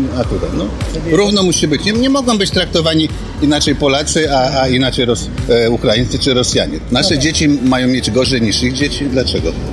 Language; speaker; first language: Polish; native; Polish